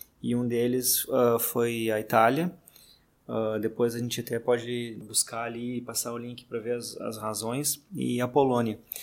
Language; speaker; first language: Portuguese; native; Portuguese